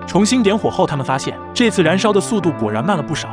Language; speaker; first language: Chinese; native; Chinese